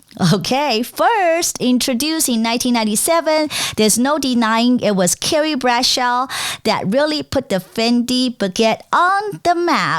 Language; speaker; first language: English; non-native, fluent; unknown